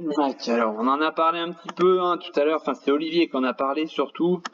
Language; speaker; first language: French; native; French